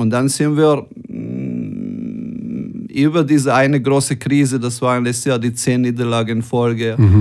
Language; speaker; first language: German; non-native, fluent; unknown